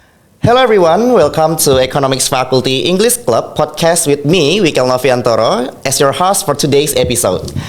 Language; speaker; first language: English; non-native, fluent; Indonesian